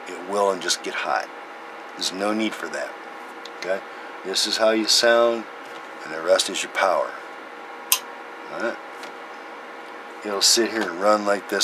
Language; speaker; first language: English; native; English